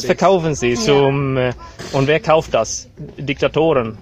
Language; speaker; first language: German; non-native, learner; Swedish